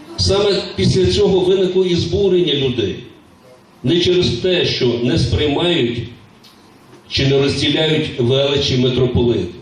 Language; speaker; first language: Ukrainian; native; Ukrainian